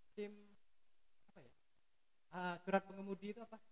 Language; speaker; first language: Indonesian; non-native, local second language; Madurese